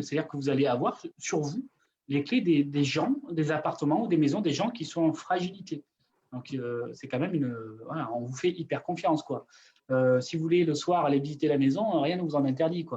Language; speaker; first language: French; native; French